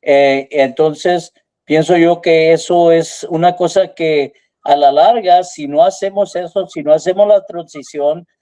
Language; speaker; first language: Spanish; early bilingual, heritage; Spanish